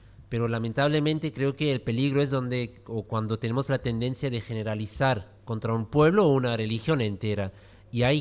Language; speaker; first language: Spanish; non-native, fluent; German